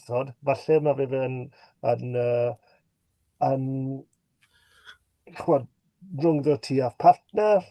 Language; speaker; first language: Welsh; native; Welsh